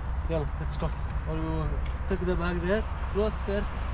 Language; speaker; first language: English; non-native, learner; Arabic